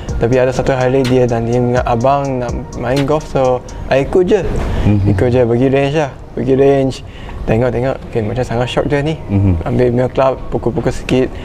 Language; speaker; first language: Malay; non-native, local second language; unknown